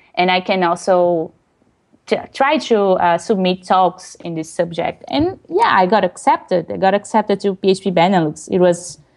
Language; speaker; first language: English; non-native, fluent; Portuguese